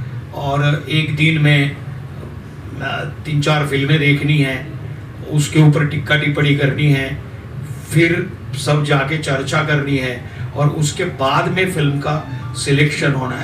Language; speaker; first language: Hindi; native; Hindi